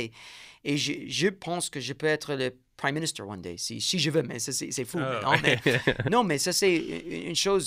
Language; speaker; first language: French; non-native, learner; English